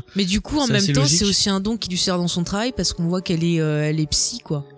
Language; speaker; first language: French; native; French